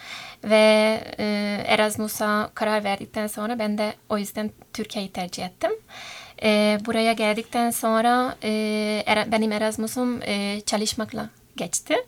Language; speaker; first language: Turkish; non-native, fluent; Hungarian